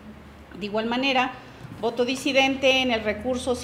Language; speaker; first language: Spanish; native; Spanish